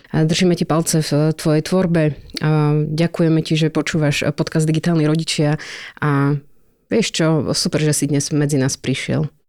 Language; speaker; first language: Slovak; native; Slovak